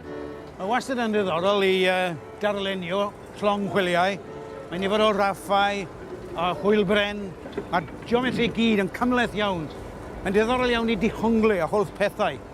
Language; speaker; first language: Welsh; native; Welsh